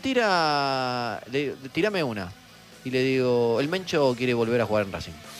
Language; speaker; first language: Spanish; native; Spanish